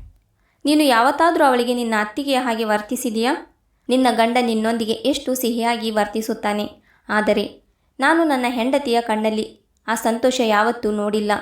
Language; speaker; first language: Kannada; native; Kannada